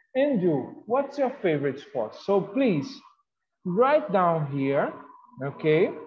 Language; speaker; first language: English; non-native, fluent; Portuguese